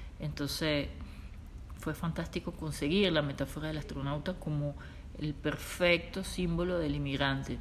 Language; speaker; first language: Spanish; native; Spanish